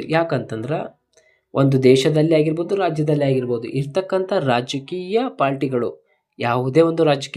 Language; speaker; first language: Kannada; native; Kannada